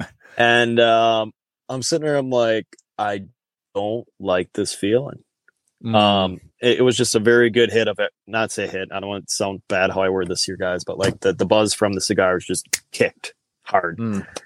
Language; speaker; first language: English; native; English